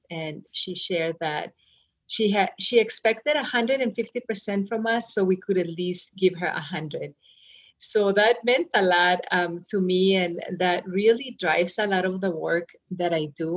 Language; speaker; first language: English; non-native, fluent; Spanish